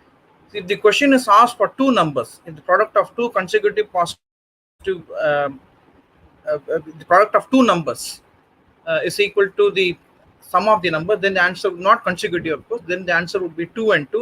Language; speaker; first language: English; non-native, local second language; Tamil